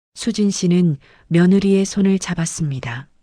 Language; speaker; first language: Korean; native; Korean